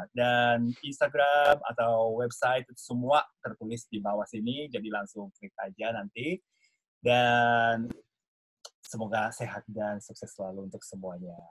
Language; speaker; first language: Indonesian; non-native, fluent; Japanese